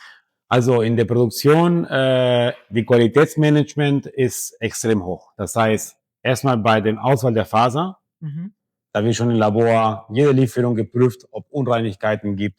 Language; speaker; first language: German; non-native, fluent; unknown